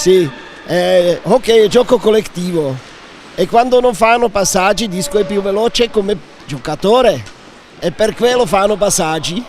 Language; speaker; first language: Italian; non-native, learner; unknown